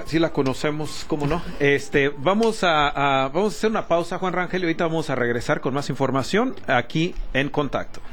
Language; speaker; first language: Spanish; native; Spanish